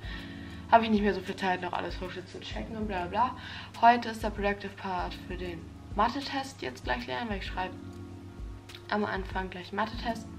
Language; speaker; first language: German; native; German